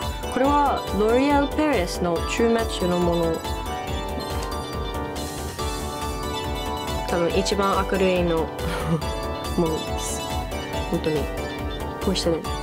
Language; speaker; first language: Japanese; non-native, learner; English